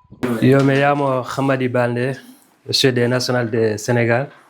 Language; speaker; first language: Spanish; non-native, learner; Fula